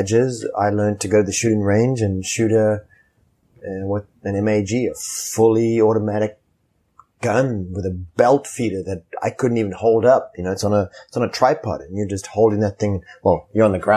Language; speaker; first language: English; native; English